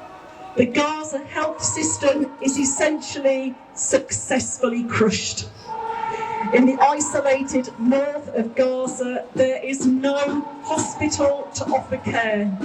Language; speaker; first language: English; native; English